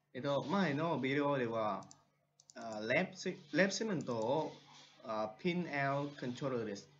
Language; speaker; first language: Japanese; non-native, learner; Vietnamese